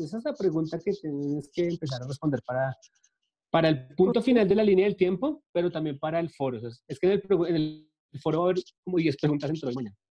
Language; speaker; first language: Spanish; native; Spanish